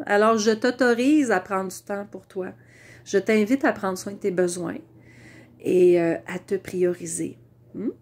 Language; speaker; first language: French; native; French